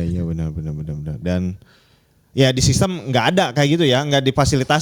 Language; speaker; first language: Indonesian; native; Indonesian